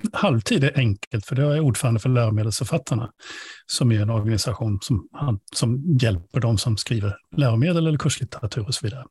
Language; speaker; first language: Swedish; native; Swedish